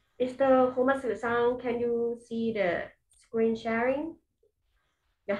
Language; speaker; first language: English; non-native, fluent; Thai